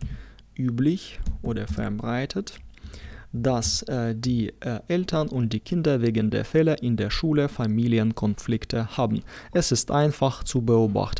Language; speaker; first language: German; non-native, fluent; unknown